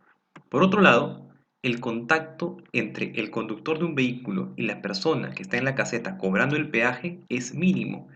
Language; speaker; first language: Spanish; native; Spanish